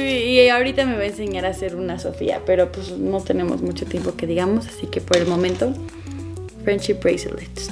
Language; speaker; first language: Spanish; native; Spanish